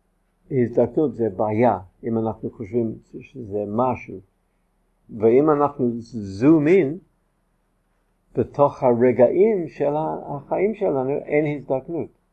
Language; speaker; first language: Hebrew; non-native, fluent; English